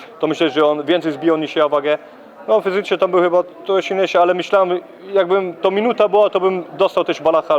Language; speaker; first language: Polish; early bilingual, heritage; Polish